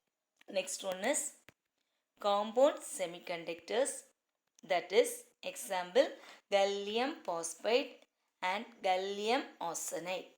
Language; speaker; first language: English; non-native, local second language; Tamil